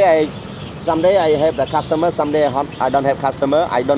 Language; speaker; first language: English; non-native, learner; Khmer